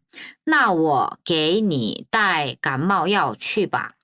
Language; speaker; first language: Chinese; non-native, fluent; Korean